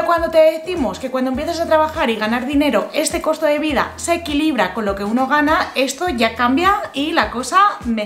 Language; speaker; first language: Spanish; native; Spanish